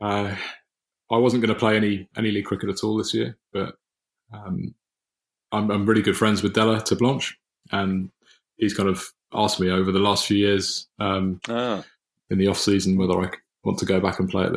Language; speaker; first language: English; native; English